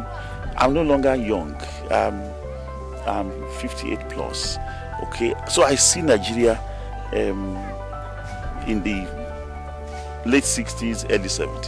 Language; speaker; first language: English; non-native, local second language; Yoruba